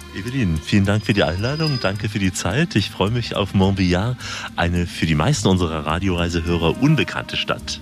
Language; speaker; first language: German; native; German